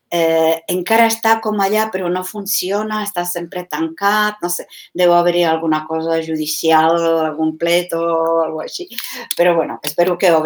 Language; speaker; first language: Catalan; non-native, fluent; Czech